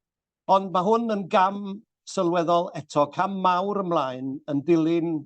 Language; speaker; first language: Welsh; native; Welsh